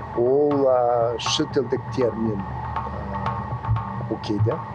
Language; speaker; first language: Kazakh; non-native, learner; English